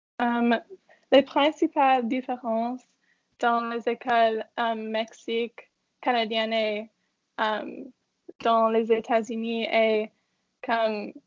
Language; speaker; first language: French; non-native, learner; English